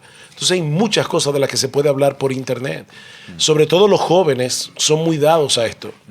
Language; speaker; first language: Spanish; native; Spanish